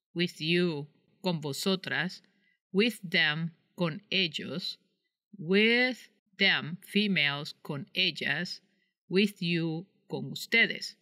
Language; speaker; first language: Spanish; non-native, fluent; English